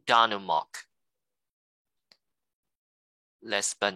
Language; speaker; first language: French; non-native, learner; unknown